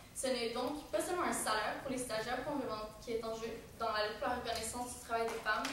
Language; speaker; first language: French; native; French